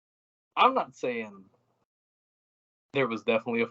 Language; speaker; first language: English; native; English